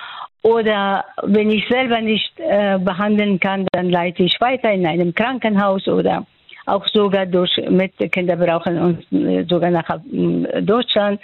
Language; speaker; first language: German; non-native, local second language; Persian